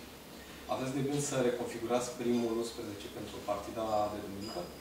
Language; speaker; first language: Romanian; native; Romanian